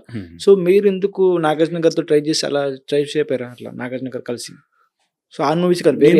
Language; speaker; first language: Telugu; native; Telugu